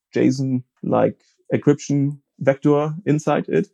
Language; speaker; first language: English; non-native, fluent; German